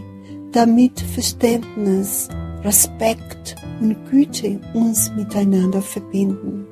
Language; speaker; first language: German; non-native, fluent; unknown